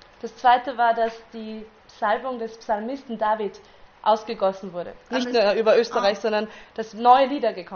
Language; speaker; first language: German; native; German